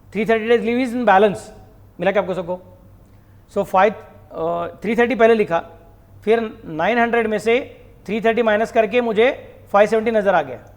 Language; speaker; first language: Hindi; non-native, local second language; Marathi